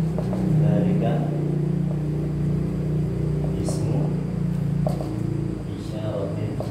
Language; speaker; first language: Arabic; non-native, fluent; Indonesian